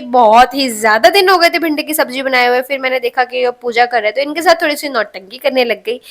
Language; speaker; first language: Hindi; non-native, local second language; Marathi